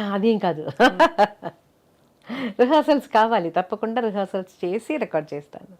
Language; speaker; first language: Telugu; non-native, local second language; Malayalam